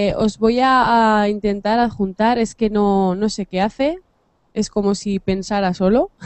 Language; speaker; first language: Spanish; native; Spanish